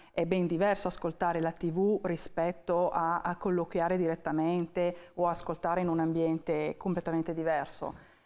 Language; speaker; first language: Italian; native; Italian